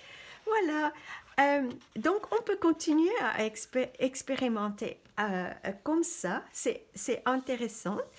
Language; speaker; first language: French; non-native, fluent; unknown